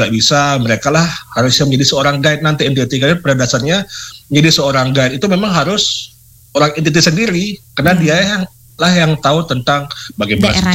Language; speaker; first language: Indonesian; native; Indonesian